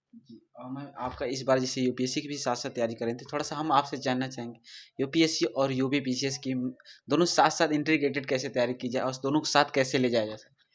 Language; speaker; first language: Hindi; native; Hindi